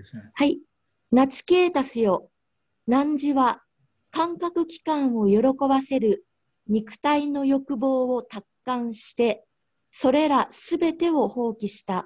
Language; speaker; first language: Japanese; native; Japanese